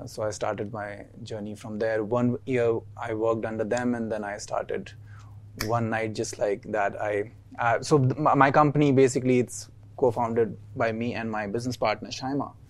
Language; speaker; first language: English; non-native, local second language; Hindi